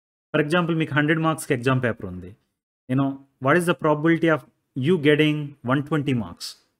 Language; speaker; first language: English; non-native, local second language; Telugu